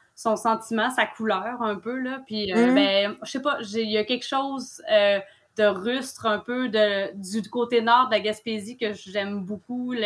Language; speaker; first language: French; native; French